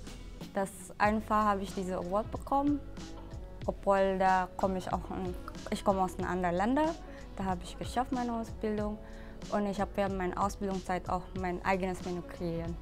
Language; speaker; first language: German; non-native, learner; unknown